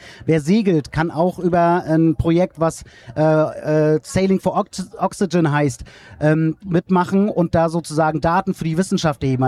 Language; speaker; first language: German; native; German